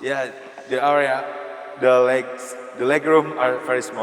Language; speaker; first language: English; non-native, learner; Indonesian